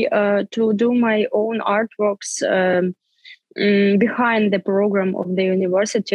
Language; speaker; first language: English; non-native, fluent; Ukrainian